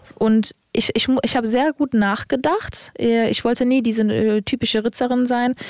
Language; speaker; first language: German; early bilingual, other home language; Serbian